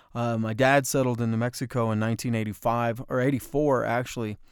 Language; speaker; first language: English; native; English